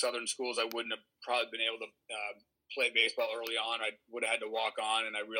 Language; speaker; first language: English; native; English